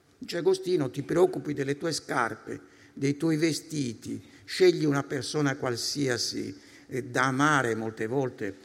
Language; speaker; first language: Italian; native; Italian